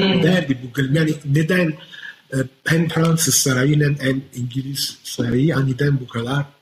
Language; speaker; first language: Turkish; non-native, fluent; Italian